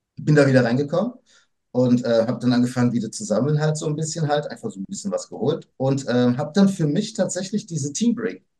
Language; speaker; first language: German; early bilingual, other home language; Portuguese